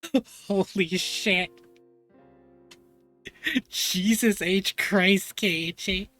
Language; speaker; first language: English; native; English